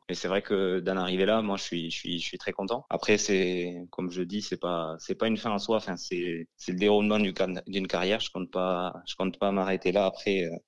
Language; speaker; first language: French; native; French